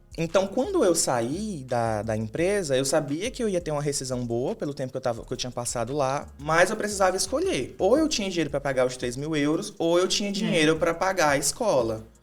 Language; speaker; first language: Portuguese; native; Portuguese